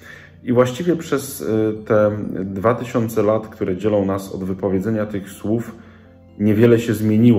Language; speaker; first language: Polish; native; Polish